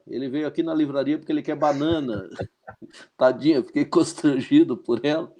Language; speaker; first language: Portuguese; native; Portuguese